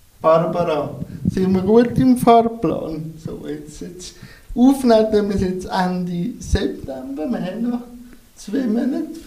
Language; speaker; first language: German; native; German